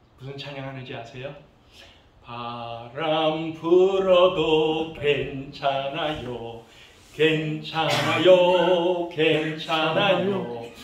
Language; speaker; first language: Korean; early bilingual, other home language; English